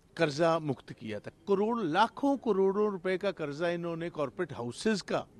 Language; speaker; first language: Hindi; non-native, local second language; Punjabi